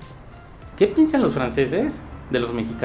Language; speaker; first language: Spanish; native; Spanish